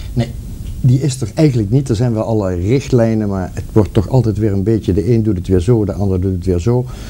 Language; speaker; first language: Dutch; native; Dutch